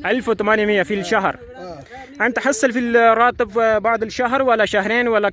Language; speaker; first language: Arabic; non-native, learner; Urdu